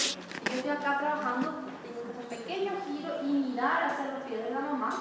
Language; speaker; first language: Spanish; native; Spanish